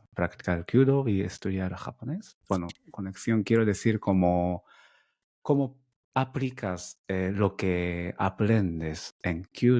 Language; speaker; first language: Spanish; non-native, fluent; Japanese